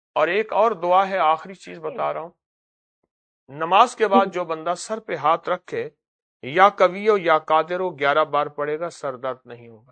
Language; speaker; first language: Urdu; native; Urdu